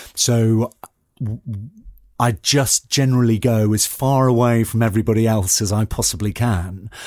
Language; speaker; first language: English; native; English